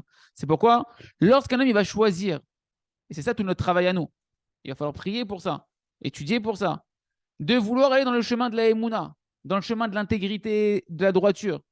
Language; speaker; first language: French; native; French